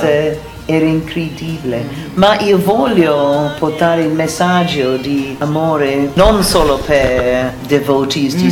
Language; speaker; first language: Italian; non-native, learner; English